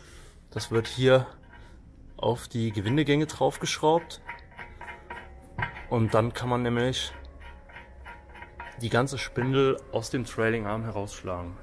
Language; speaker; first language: German; native; German